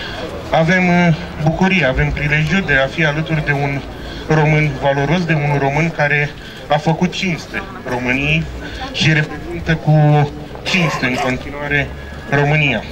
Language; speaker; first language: Romanian; native; Romanian